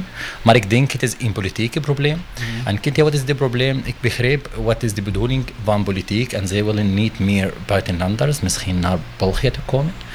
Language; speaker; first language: Dutch; non-native, learner; Arabic